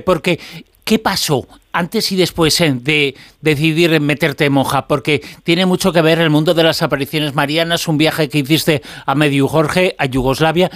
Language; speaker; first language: Spanish; native; Spanish